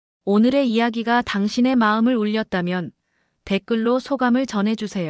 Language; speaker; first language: Korean; native; Korean